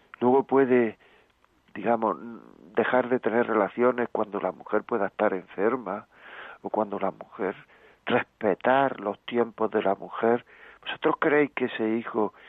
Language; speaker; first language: Spanish; native; Spanish